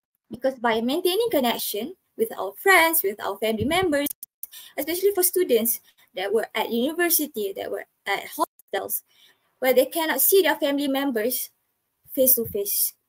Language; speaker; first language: English; non-native, local second language; Malay